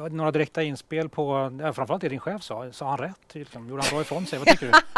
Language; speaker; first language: Swedish; native; Swedish